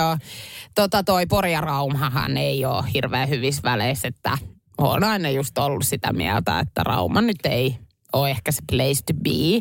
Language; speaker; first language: Finnish; native; Finnish